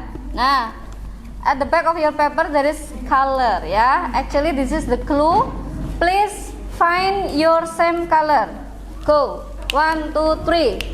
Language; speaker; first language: English; non-native, fluent; Indonesian